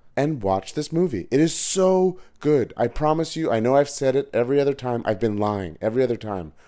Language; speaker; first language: English; native; English